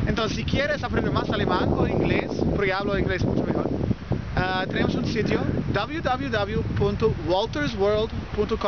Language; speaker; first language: Spanish; non-native, learner; English